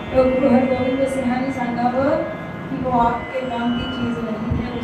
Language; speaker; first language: Hindi; non-native, local second language; Marathi